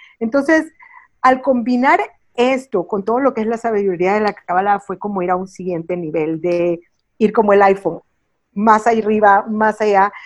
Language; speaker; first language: Spanish; early bilingual, heritage; Spanish